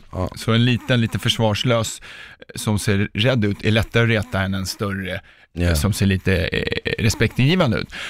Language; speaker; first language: Swedish; early bilingual, other home language; Czech